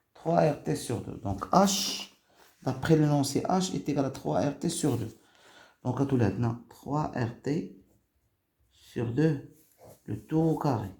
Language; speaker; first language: French; non-native, local second language; Arabic